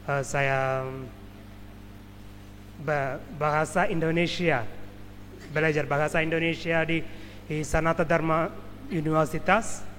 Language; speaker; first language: Indonesian; non-native, learner; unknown